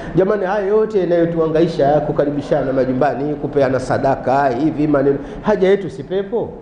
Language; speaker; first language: Swahili; native; Swahili